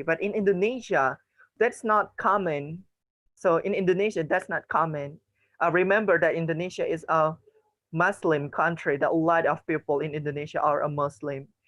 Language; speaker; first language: English; non-native, learner; Indonesian